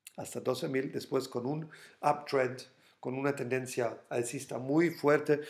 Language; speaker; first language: Spanish; non-native, fluent; German